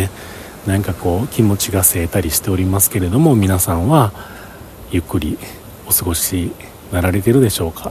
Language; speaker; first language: Japanese; native; Japanese